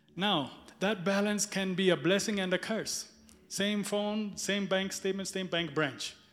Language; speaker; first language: English; early bilingual, other home language; Amharic